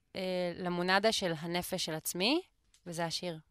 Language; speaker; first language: Hebrew; native; Hebrew